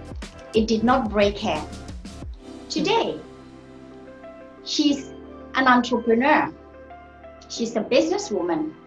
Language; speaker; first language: English; non-native, fluent; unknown